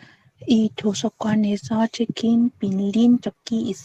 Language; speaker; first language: Korean; non-native, learner; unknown